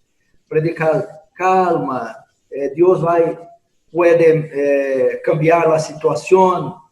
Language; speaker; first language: Spanish; non-native, fluent; Portuguese